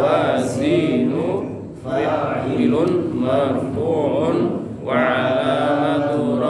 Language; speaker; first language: Arabic; non-native, learner; Indonesian